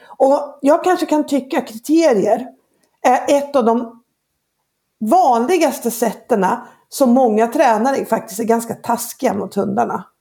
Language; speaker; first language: Swedish; native; Swedish